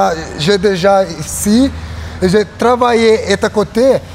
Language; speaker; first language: French; non-native, learner; Portuguese